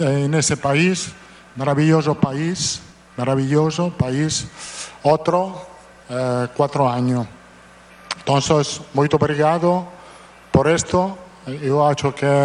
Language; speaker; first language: Portuguese; non-native, learner; Italian